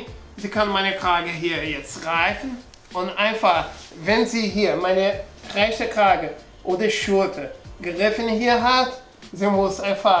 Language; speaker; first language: German; non-native, learner; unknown